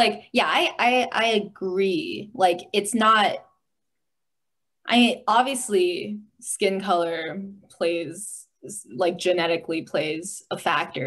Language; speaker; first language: English; native; English